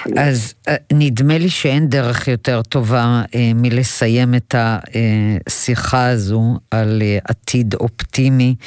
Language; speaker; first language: Hebrew; native; Hebrew